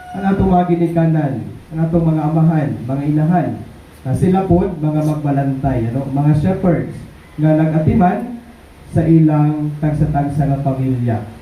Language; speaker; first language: Cebuano; non-native, local second language; Waray